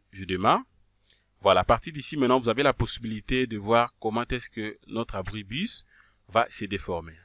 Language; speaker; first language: French; non-native, local second language; Kongo